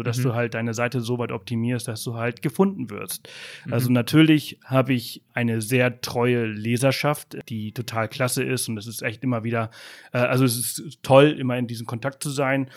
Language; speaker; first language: German; native; German